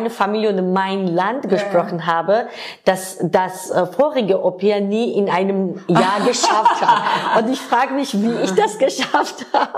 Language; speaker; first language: German; non-native, fluent; Georgian